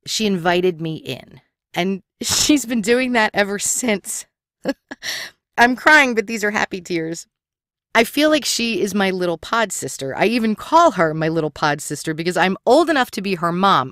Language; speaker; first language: English; native; English